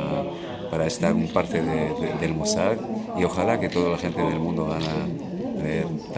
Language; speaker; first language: Spanish; non-native, learner; Hebrew